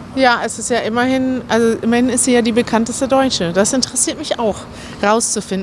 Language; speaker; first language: German; native; German